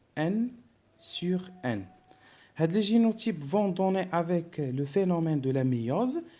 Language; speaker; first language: French; non-native, local second language; Arabic